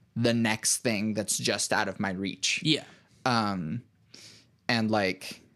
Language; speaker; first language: English; native; English